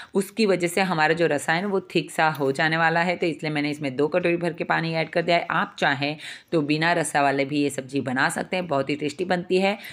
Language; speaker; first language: Hindi; non-native, local second language; Gujarati